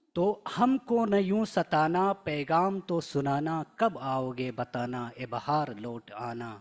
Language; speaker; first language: Hindi; non-native, local second language; Shina